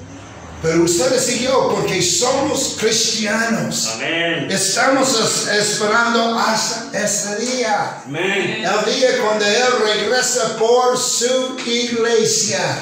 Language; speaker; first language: Spanish; non-native, fluent; English